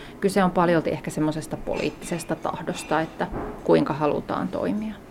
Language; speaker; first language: Finnish; native; Finnish